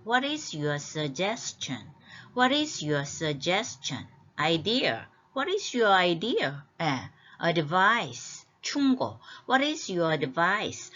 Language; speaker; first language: English; non-native, fluent; Korean